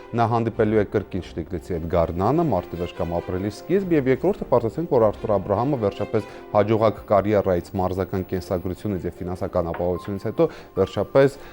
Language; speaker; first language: Armenian; native; Armenian